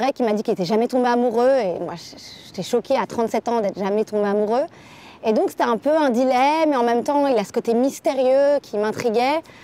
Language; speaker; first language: French; native; French